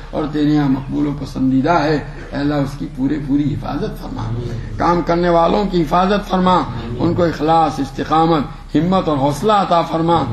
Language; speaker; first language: Urdu; non-native, local second language; Gujarati